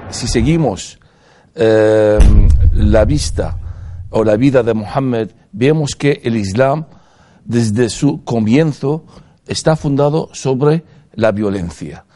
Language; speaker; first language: Spanish; non-native, fluent; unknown